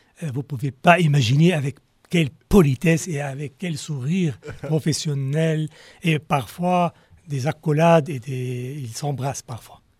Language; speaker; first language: French; non-native, local second language; Arabic